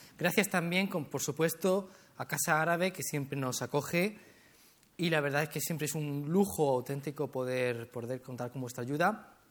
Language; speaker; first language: Spanish; native; Spanish